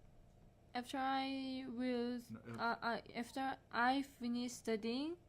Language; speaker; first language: English; non-native, learner; Korean